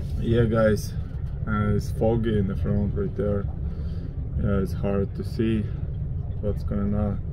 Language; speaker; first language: English; non-native, learner; Ukrainian